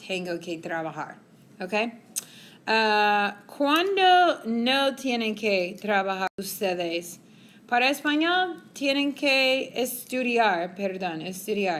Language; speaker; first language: Spanish; non-native, fluent; English